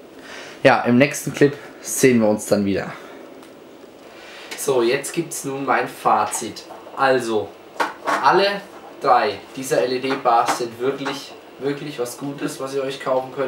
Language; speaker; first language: German; native; German